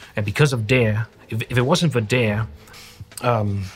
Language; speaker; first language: English; non-native, fluent; Danish